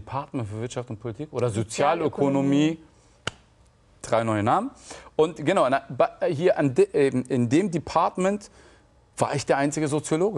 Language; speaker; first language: German; native; German